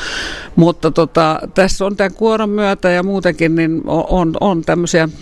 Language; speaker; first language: Finnish; native; Finnish